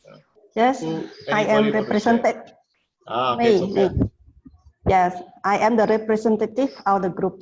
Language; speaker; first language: English; non-native, fluent; Khmer